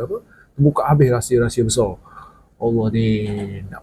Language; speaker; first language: Malay; native; Malay